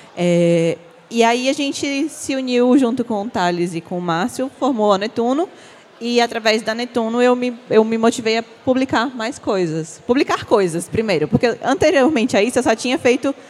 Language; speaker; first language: Portuguese; native; Portuguese